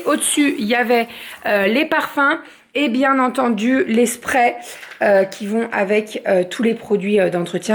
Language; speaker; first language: French; native; French